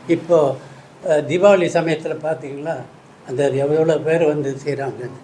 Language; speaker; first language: Tamil; native; Tamil